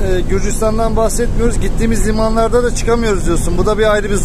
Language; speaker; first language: Turkish; native; Turkish